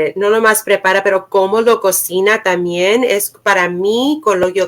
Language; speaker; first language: Spanish; early bilingual, other home language; English